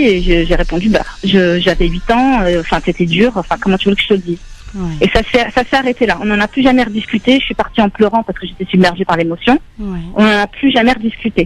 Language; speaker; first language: French; native; French